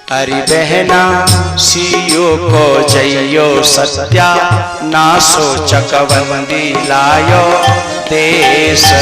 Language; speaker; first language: Hindi; native; Hindi